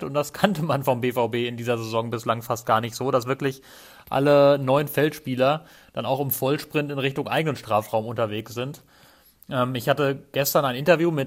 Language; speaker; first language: German; native; German